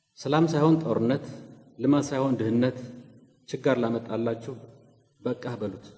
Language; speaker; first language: Amharic; non-native, local second language; Tigrinya